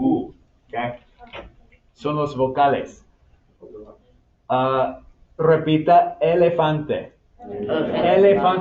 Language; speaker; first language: Spanish; non-native, fluent; English